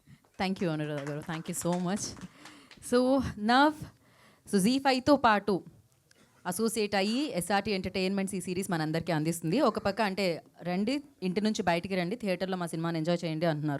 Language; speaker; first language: Telugu; native; Telugu